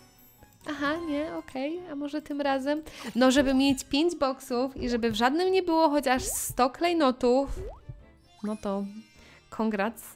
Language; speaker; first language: Polish; native; Polish